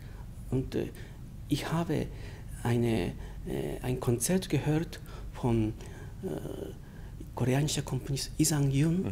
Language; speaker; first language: German; non-native, fluent; Japanese